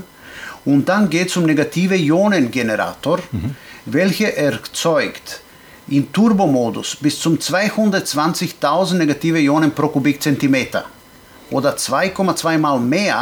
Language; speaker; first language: German; non-native, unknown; Serbian